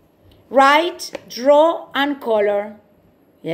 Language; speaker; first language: English; non-native, fluent; Spanish